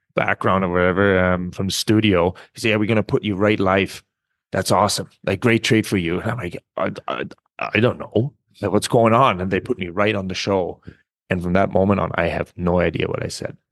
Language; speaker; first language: English; non-native, fluent; German